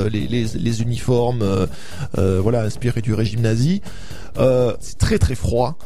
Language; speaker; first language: French; native; French